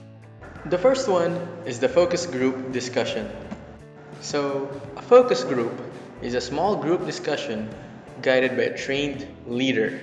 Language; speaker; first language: English; non-native, local second language; Filipino